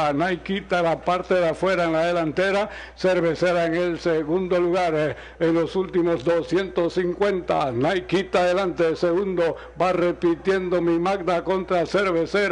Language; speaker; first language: Spanish; native; Spanish